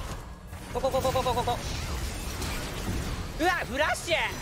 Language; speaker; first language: Japanese; native; Japanese